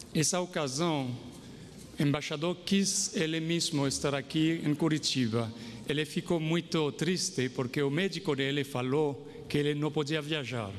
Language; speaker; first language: Portuguese; non-native, fluent; Haitian Creole